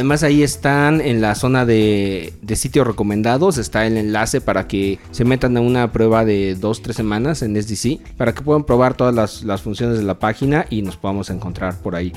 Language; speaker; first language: Spanish; native; Spanish